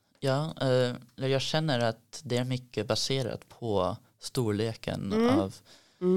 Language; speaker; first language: Swedish; early bilingual, heritage; Swedish